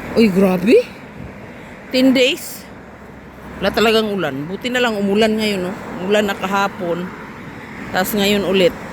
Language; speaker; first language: Filipino; non-native, local second language; Cebuano